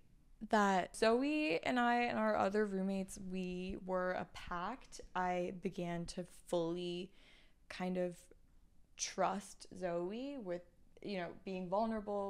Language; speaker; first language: English; non-native, fluent; Chinese